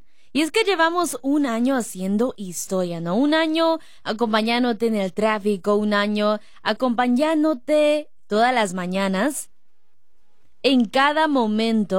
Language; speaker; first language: Spanish; native; Spanish